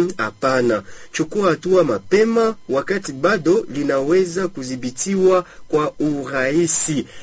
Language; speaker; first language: Swahili; native; Swahili